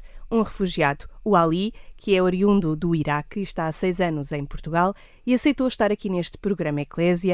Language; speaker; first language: Portuguese; native; Portuguese